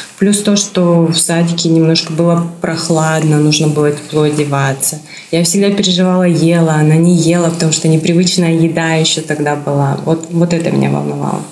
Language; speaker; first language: Russian; native; Russian